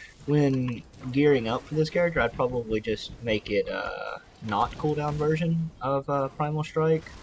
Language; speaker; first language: English; native; English